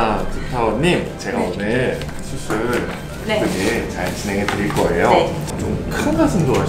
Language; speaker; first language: Korean; native; Korean